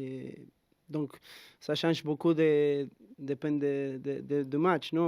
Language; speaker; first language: French; non-native, fluent; Spanish